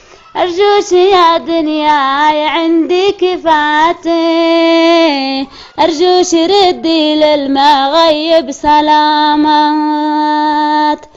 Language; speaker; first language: Arabic; native; Arabic